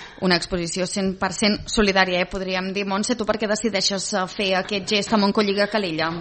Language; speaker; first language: Catalan; native; Catalan